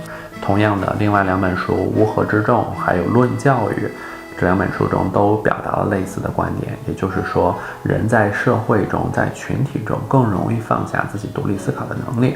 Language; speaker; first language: Chinese; native; Chinese